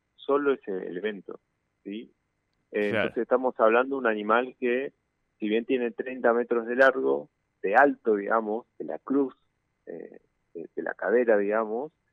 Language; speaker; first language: Spanish; native; Spanish